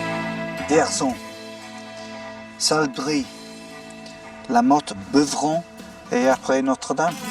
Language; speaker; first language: French; non-native, fluent; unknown